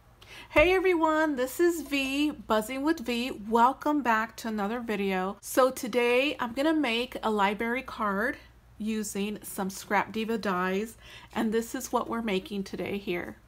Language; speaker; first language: English; native; English